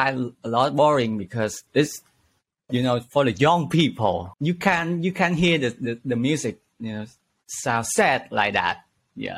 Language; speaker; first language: English; non-native, learner; Vietnamese